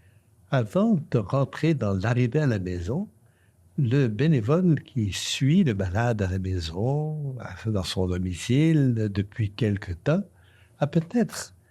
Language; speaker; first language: French; native; French